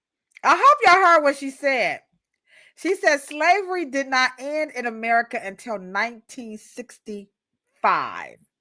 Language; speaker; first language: English; native; English